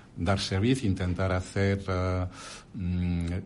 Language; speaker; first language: Spanish; non-native, fluent; French